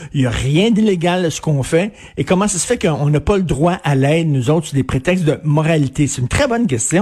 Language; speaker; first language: French; native; French